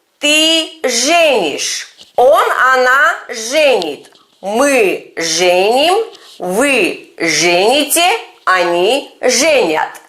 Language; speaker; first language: Russian; non-native, fluent; Turkish